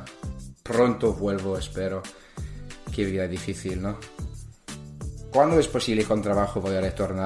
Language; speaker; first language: Spanish; non-native, learner; English